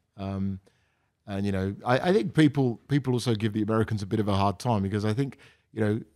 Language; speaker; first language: English; native; English